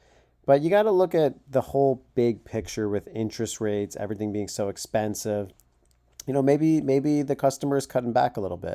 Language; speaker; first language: English; native; English